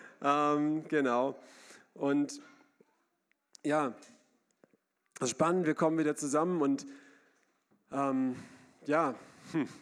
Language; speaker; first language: German; native; German